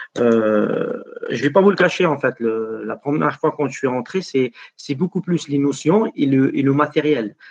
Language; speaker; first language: French; non-native, local second language; Arabic